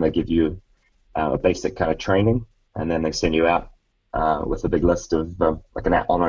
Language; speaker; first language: English; native; English